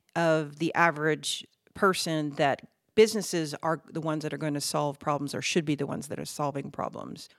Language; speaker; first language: English; native; English